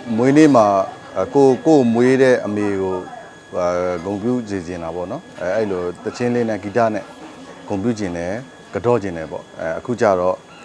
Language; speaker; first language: Burmese; non-native, local second language; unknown